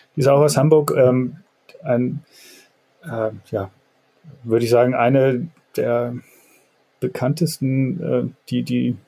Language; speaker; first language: German; native; German